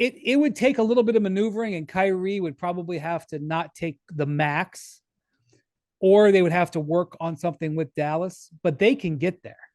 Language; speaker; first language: English; native; English